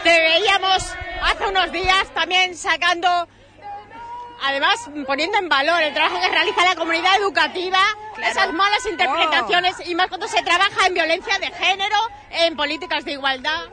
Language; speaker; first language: Spanish; native; Spanish